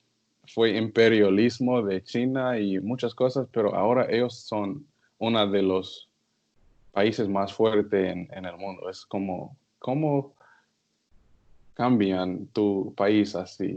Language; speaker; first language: Spanish; non-native, learner; English